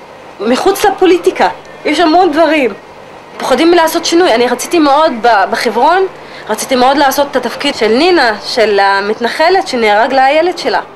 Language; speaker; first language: Hebrew; non-native, local second language; Arabic